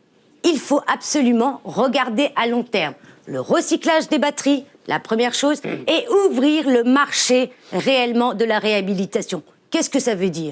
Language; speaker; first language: French; native; French